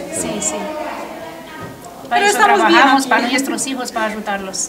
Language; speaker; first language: Spanish; non-native, learner; Romanian